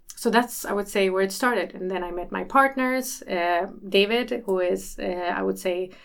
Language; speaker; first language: English; early bilingual, other home language; Swedish